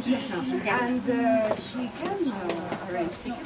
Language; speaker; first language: English; non-native, fluent; Bulgarian